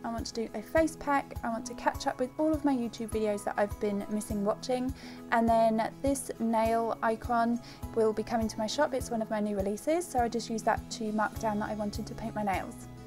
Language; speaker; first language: English; native; English